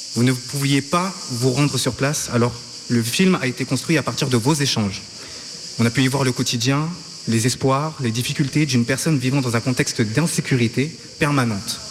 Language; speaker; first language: French; native; French